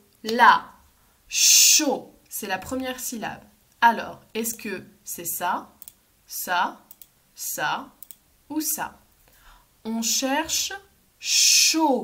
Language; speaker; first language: French; native; French